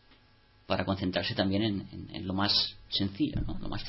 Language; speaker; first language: Spanish; non-native, local second language; Catalan